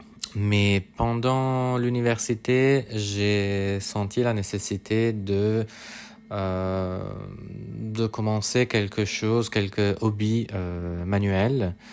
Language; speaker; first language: French; non-native, fluent; Italian